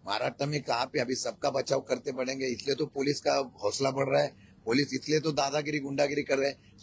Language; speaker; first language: Hindi; non-native, local second language; Marathi